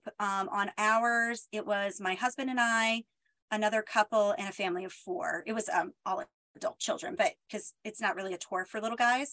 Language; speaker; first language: English; native; English